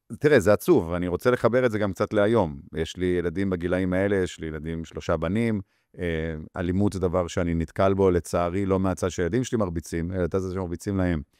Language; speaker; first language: Hebrew; native; Hebrew